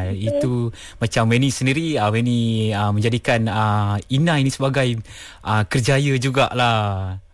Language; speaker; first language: Malay; non-native, local second language; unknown